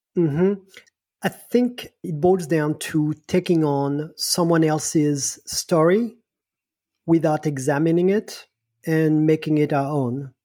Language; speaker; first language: English; non-native, fluent; French